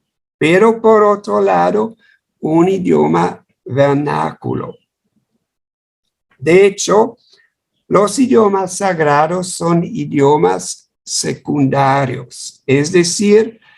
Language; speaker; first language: Spanish; non-native, fluent; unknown